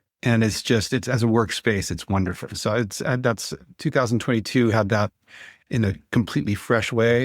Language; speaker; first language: English; non-native, fluent; French